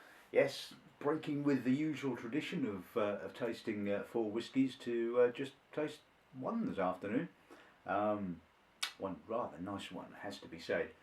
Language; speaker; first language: English; native; English